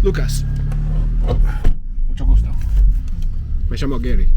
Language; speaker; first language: Spanish; non-native, learner; English